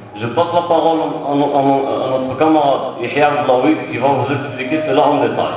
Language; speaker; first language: French; non-native, local second language; Arabic